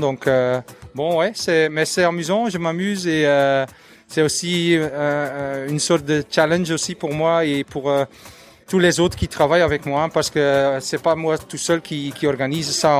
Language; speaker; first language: French; non-native, local second language; Dutch